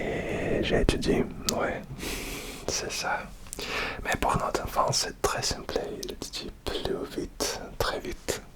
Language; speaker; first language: French; non-native, learner; Russian